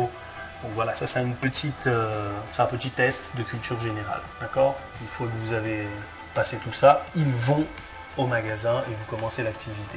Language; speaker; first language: French; native; French